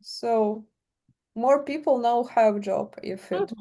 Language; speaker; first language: English; non-native, learner; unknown